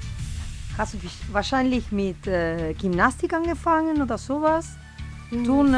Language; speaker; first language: German; non-native, learner; Spanish